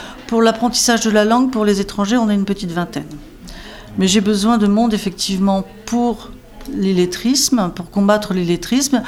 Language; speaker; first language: French; native; French